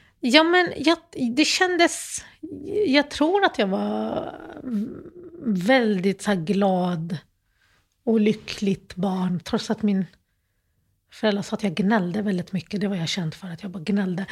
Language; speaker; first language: Swedish; early bilingual, other home language; Arabic